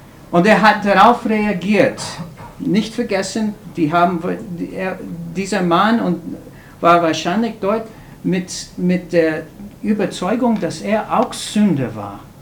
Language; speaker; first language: German; non-native, fluent; English